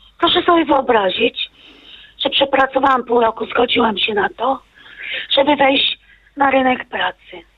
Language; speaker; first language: Polish; native; Polish